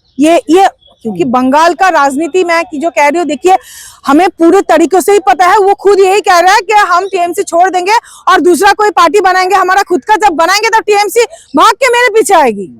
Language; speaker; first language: Hindi; non-native, local second language; Bangla